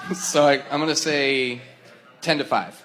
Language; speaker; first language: English; native; English